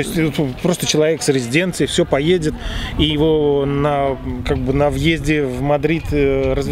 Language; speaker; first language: Russian; native; Russian